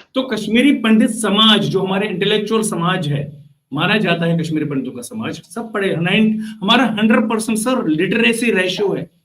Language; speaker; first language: Hindi; non-native, local second language; Kashmiri